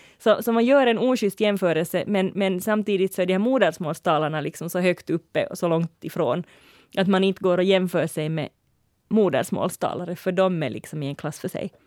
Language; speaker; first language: Swedish; native; Swedish